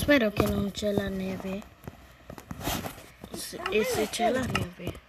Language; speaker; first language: Italian; early bilingual, other home language; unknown